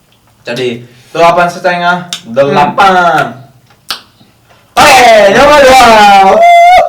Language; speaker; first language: Indonesian; non-native, learner; English